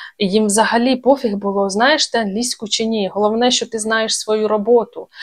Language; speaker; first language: Ukrainian; native; Ukrainian